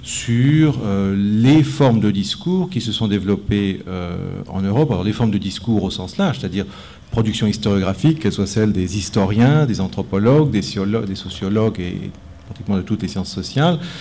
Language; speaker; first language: French; native; French